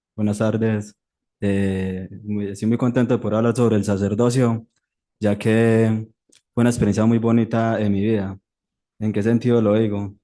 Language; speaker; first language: Spanish; native; Spanish